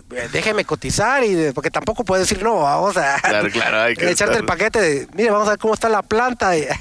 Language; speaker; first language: Spanish; native; Spanish